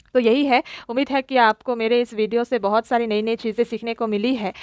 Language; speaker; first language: Hindi; non-native, local second language; Assamese